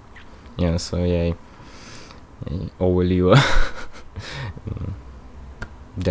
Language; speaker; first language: Norwegian; non-native, learner; Russian